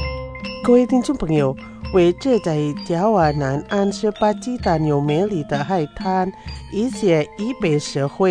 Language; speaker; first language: Chinese; non-native, fluent; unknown